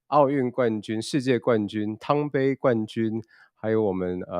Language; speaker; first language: Chinese; early bilingual, other home language; Indonesian